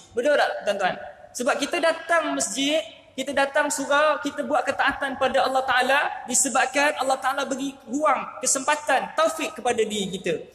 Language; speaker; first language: Malay; native; Malay